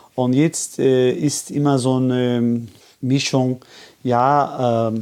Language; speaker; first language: German; non-native, fluent; Turkish